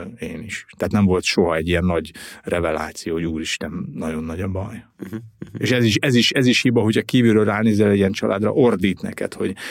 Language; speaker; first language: Hungarian; native; Hungarian